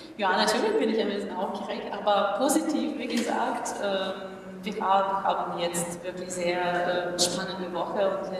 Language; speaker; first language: German; non-native, fluent; Russian